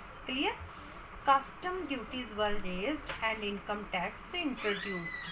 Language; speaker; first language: English; non-native, local second language; Hindi